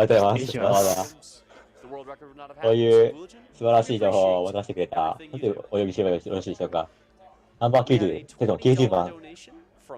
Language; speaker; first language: Japanese; native; Japanese